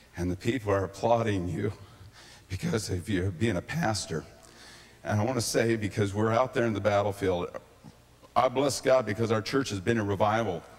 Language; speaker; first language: English; native; English